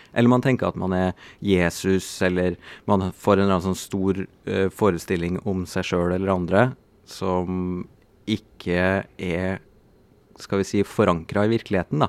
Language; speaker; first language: Norwegian; native; Norwegian